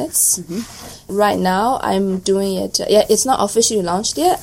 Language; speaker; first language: English; non-native, fluent; Chinese